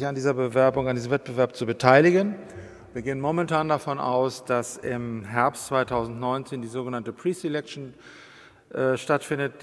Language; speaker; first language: German; native; German